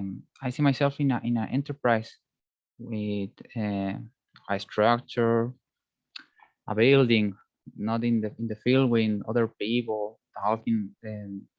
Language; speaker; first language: English; non-native, learner; Spanish